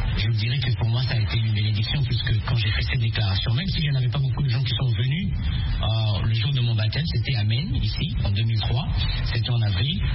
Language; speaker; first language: French; non-native, local second language; Swahili